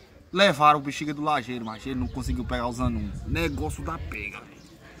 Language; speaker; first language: Portuguese; native; Portuguese